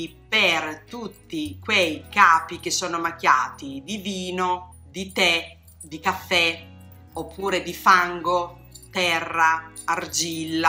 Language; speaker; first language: Italian; native; Italian